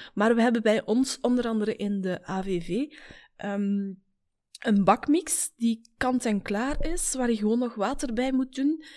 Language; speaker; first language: Dutch; native; Dutch